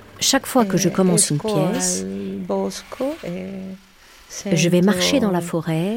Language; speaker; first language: French; non-native, learner; Spanish